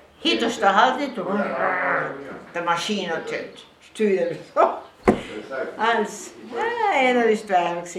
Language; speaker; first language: German; early bilingual, heritage; German